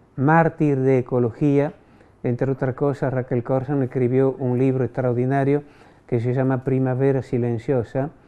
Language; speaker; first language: Spanish; non-native, fluent; French